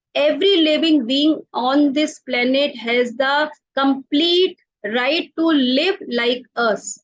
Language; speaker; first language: English; non-native, local second language; Hindi